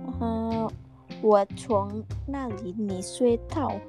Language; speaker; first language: Chinese; non-native, learner; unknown